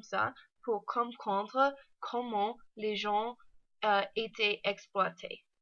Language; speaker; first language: French; non-native, learner; English